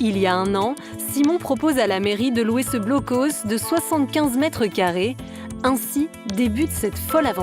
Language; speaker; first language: French; native; French